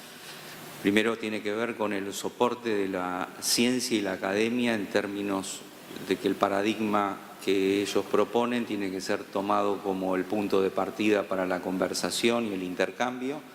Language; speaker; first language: Spanish; native; Spanish